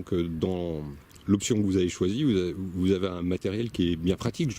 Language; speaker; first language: French; native; French